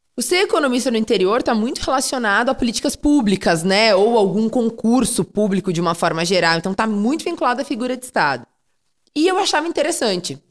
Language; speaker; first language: Portuguese; native; Portuguese